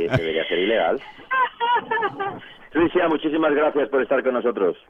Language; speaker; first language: Spanish; native; Spanish